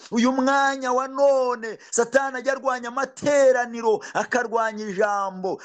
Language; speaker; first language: Kinyarwanda; native; Kinyarwanda